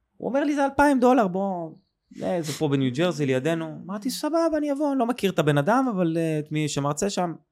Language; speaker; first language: Hebrew; native; Hebrew